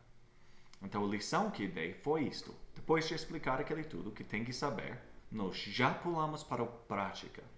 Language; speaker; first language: Portuguese; non-native, fluent; English